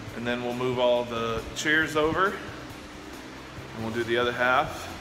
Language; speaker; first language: English; native; English